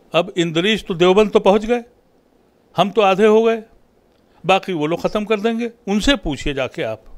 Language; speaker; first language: Urdu; native; Urdu